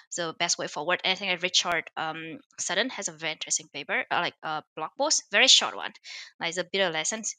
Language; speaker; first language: English; non-native, fluent; Vietnamese